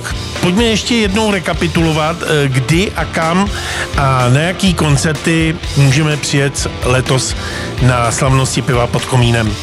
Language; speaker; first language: Czech; native; Czech